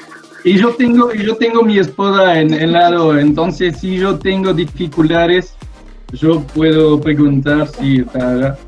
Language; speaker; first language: Spanish; non-native, learner; French